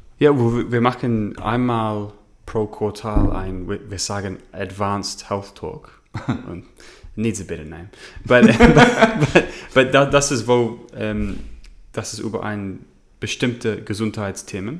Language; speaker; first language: German; non-native, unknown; English